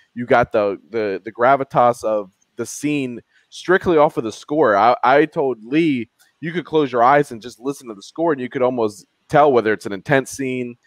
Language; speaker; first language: English; native; English